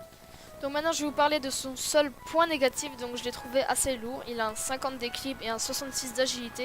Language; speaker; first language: French; native; French